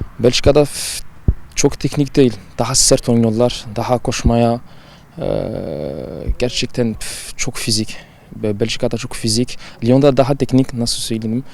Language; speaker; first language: Turkish; early bilingual, heritage; Turkish